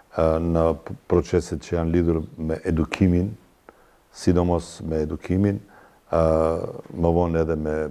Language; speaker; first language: Albanian; non-native, local second language; Bosnian